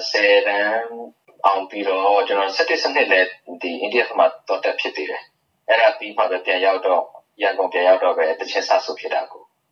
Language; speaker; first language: Burmese; non-native, local second language; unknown